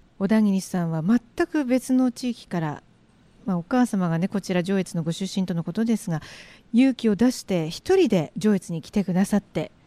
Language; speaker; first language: Japanese; native; Japanese